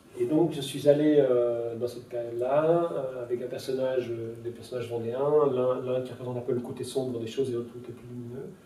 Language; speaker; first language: French; non-native, local second language; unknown